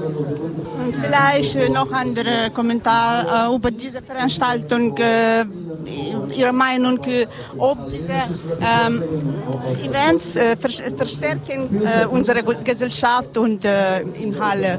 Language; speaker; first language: German; non-native, learner; Ukrainian